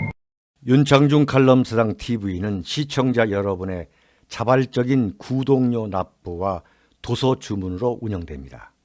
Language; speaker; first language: Korean; native; Korean